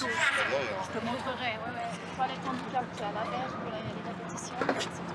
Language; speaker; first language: French; native; French